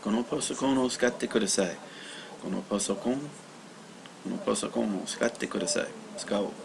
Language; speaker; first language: Japanese; non-native, learner; English